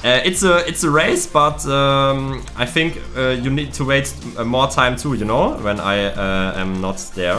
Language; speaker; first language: English; non-native, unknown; German